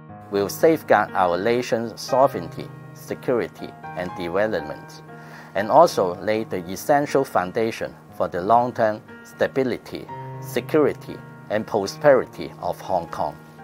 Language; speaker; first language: English; non-native, local second language; Cantonese